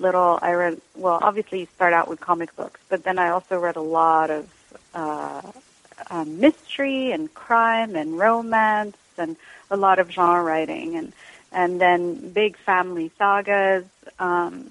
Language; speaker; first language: English; non-native, fluent; Arabic